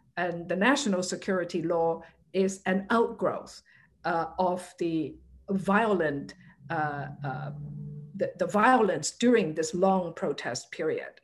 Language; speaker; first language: English; non-native, local second language; Cantonese